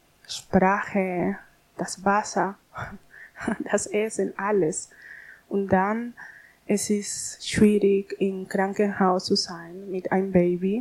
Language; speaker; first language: German; non-native, learner; Spanish